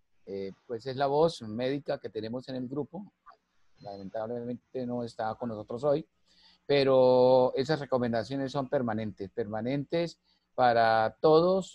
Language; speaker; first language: Spanish; native; Spanish